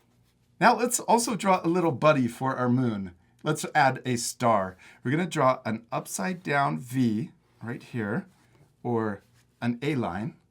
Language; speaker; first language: English; native; English